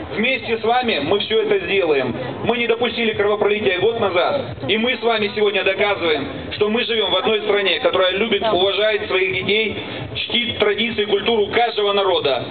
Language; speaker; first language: Russian; native; Russian